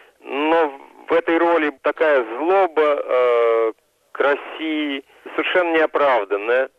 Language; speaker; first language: Russian; native; Russian